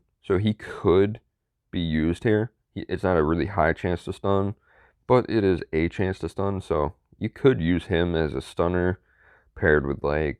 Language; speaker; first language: English; native; English